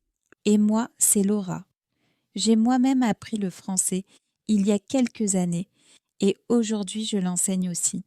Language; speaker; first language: French; native; French